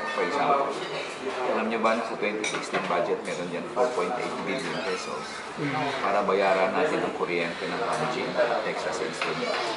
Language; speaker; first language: Filipino; non-native, local second language; Hiligaynon